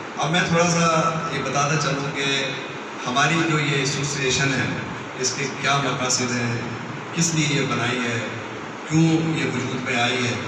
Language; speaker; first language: Urdu; non-native, local second language; Sindhi